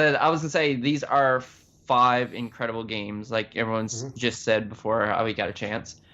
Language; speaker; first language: English; native; English